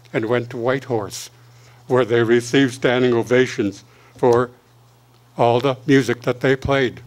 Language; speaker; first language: English; native; English